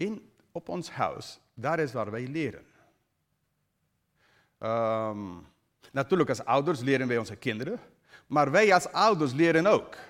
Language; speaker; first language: Dutch; non-native, fluent; English